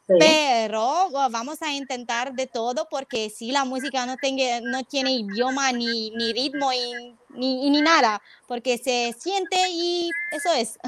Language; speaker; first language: Spanish; non-native, fluent; Romanian